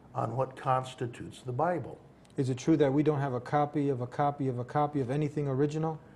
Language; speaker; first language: English; native; English